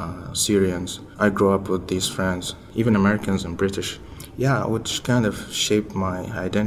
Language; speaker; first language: English; non-native, fluent; Arabic